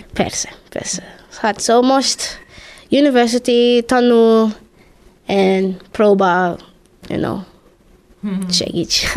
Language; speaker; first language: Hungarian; non-native, learner; English